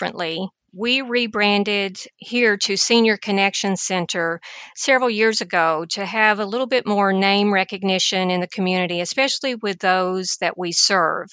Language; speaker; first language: English; native; English